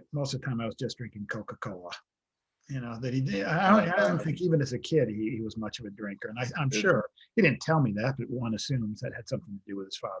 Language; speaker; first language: English; native; English